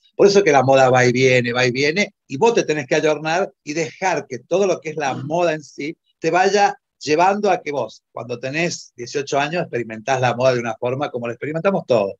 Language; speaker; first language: Spanish; non-native, fluent; Italian